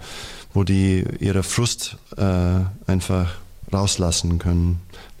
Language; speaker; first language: German; non-native, fluent; English